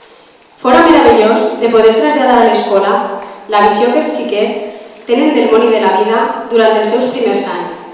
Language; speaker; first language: Catalan; native; Catalan